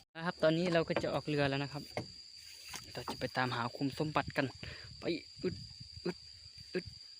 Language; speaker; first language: Thai; native; Thai